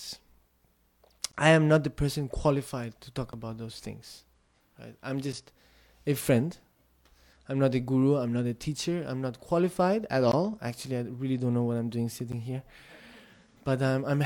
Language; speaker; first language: English; non-native, fluent; Tibetan